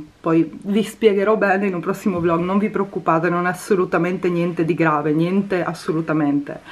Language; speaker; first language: Italian; native; Italian